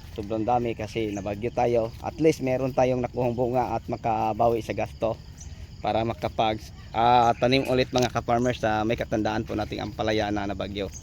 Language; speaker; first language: Filipino; native; Filipino